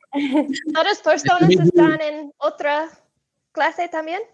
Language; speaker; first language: Spanish; non-native, fluent; English